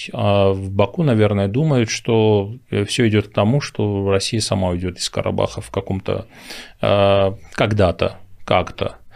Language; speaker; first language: Russian; non-native, local second language; Armenian